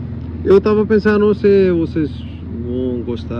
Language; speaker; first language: Portuguese; non-native, learner; Punjabi